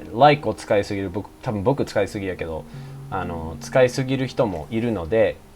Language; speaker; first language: Japanese; non-native, fluent; English